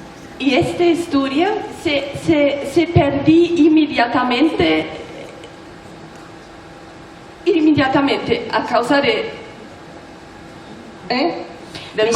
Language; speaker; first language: Spanish; non-native, learner; German